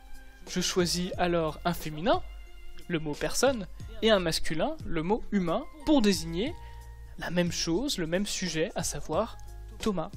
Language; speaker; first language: French; native; French